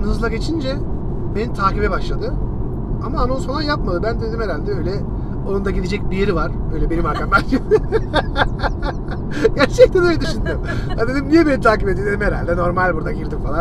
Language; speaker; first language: Turkish; native; Turkish